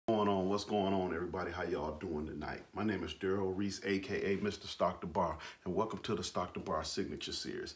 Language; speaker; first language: English; native; English